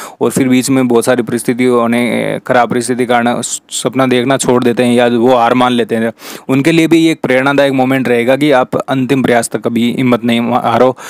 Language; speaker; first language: Hindi; native; Hindi